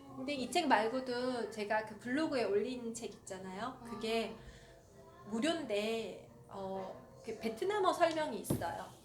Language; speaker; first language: Korean; native; Korean